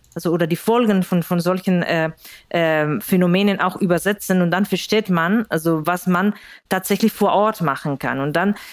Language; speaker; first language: German; non-native, fluent; Spanish